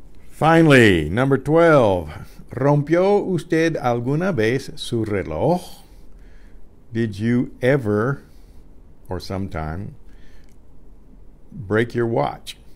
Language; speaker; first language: English; native; English